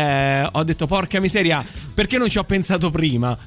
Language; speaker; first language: Italian; native; Italian